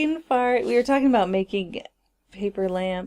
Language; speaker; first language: English; native; English